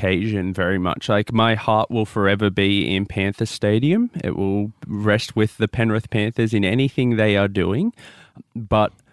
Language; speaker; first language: English; native; English